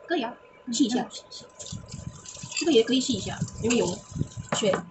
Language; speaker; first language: Chinese; non-native, learner; Malay